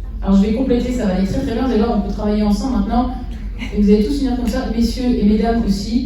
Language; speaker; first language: French; native; French